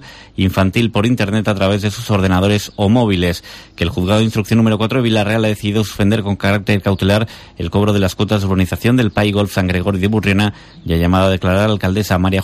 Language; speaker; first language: Spanish; native; Spanish